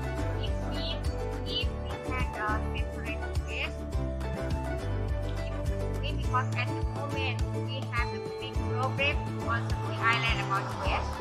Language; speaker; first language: English; non-native, learner; Thai